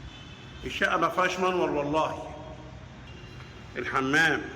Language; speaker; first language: Arabic; native; Arabic